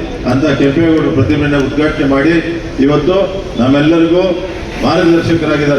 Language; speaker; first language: Kannada; native; Kannada